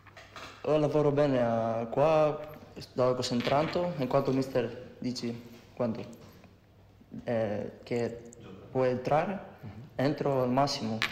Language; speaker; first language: Italian; non-native, learner; Greek